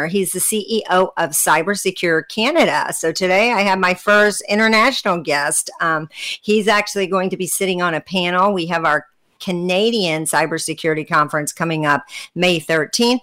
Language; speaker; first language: English; native; English